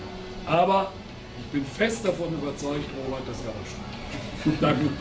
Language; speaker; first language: German; native; German